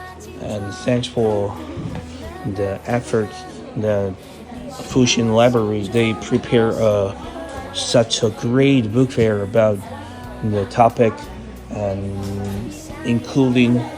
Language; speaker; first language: English; non-native, fluent; Chinese